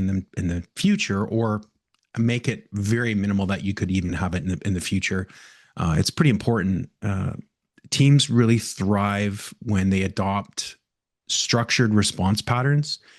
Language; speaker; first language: English; native; English